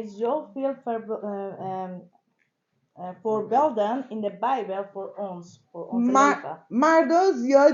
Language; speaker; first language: Dutch; non-native, learner; Persian